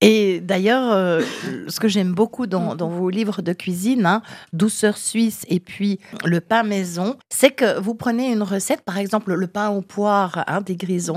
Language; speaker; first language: French; native; French